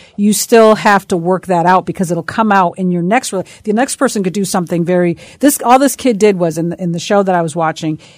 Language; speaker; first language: English; native; English